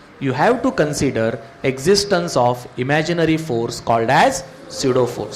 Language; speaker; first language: English; non-native, local second language; Marathi